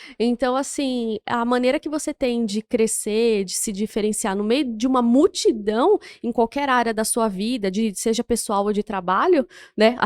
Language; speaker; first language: Portuguese; native; Portuguese